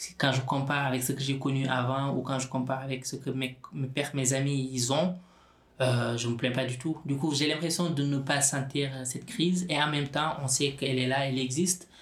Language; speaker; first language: French; non-native, local second language; Wolof